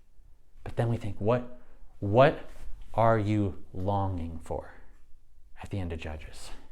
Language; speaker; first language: English; native; English